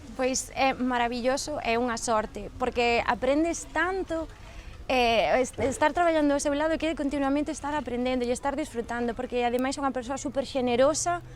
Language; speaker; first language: Galician; native; Galician